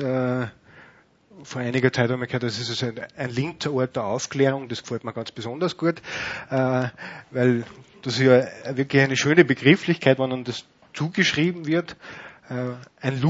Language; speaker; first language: German; native; German